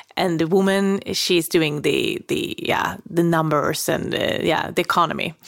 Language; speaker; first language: English; non-native, fluent; Swedish